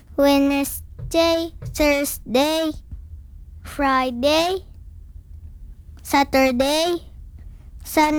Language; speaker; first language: English; non-native, learner; Indonesian